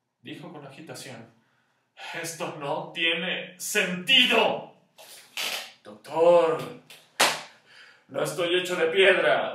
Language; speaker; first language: Spanish; native; Spanish